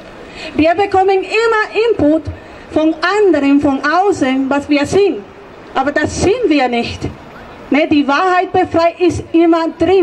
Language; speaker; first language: German; non-native, fluent; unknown